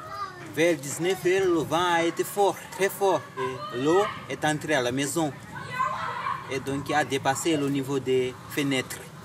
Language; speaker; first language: French; non-native, fluent; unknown